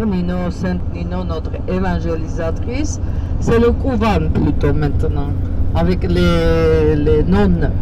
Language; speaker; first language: French; non-native, fluent; Georgian